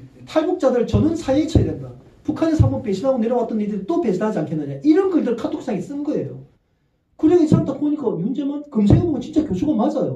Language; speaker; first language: Korean; native; Korean